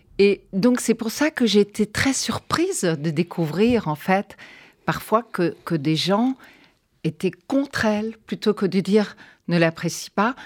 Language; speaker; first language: French; native; French